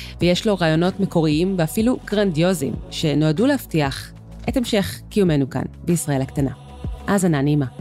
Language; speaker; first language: Hebrew; native; Hebrew